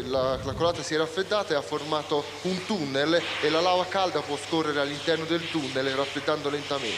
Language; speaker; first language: Italian; native; Italian